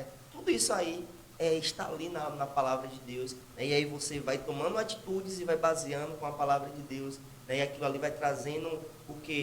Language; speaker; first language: Portuguese; native; Portuguese